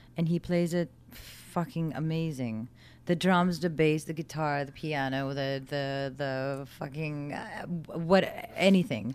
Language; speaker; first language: English; non-native, fluent; Hebrew